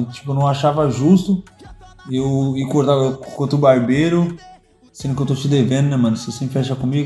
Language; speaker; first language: Portuguese; native; Portuguese